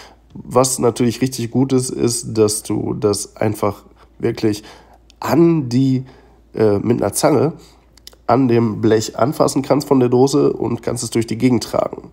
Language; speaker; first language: German; native; German